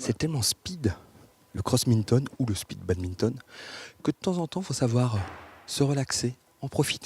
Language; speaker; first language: French; native; French